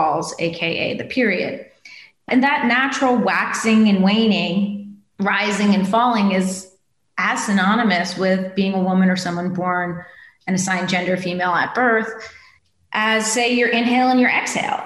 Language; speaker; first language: English; native; English